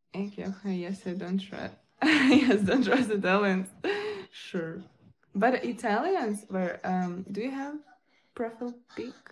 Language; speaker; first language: English; non-native, learner; Ukrainian